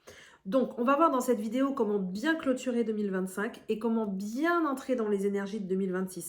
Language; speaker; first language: French; native; French